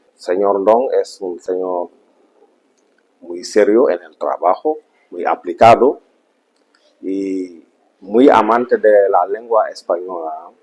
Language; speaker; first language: Spanish; non-native, fluent; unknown